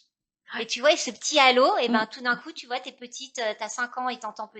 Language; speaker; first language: French; native; French